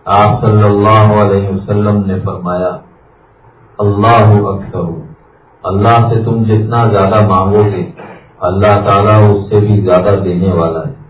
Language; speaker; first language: Urdu; native; Urdu